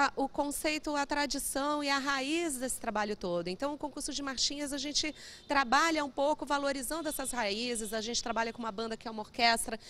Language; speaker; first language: Portuguese; native; Portuguese